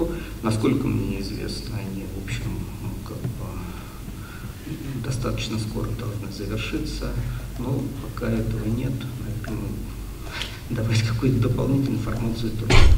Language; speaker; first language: Russian; native; Russian